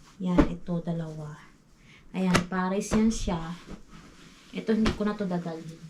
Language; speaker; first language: Filipino; non-native, local second language; Cebuano